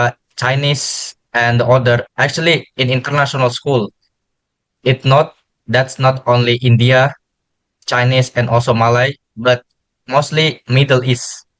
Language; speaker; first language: English; non-native, learner; Indonesian